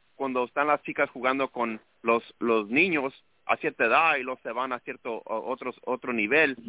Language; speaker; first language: Spanish; early bilingual, other home language; English